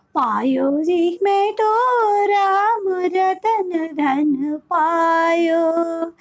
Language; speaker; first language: Hindi; non-native, local second language; Telugu